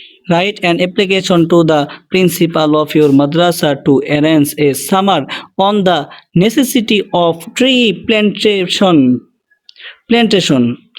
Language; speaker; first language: English; non-native, local second language; Bangla